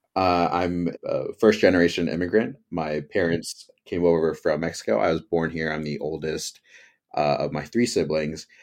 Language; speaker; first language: English; native; English